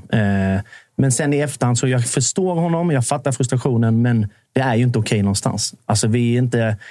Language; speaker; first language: Swedish; native; Swedish